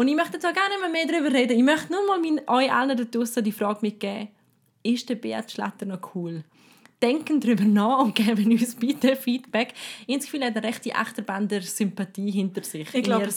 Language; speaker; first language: German; native; German